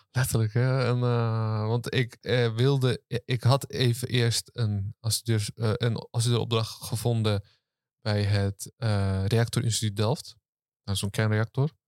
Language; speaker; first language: Dutch; early bilingual, other home language; Turkish